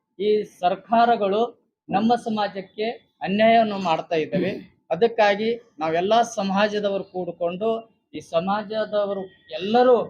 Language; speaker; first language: Kannada; non-native, local second language; Lambadi